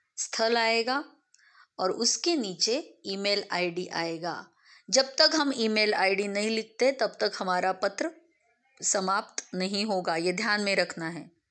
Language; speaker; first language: Hindi; non-native, local second language; Marathi